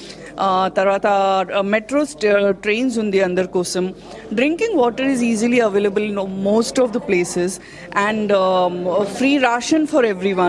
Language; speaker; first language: Telugu; non-native, learner; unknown